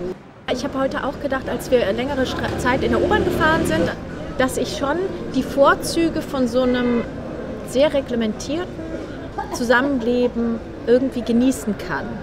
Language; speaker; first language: German; native; German